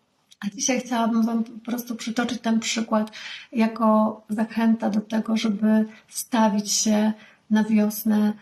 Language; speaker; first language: Polish; native; Polish